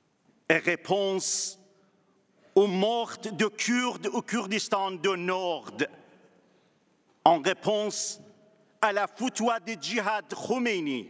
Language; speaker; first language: French; non-native, learner; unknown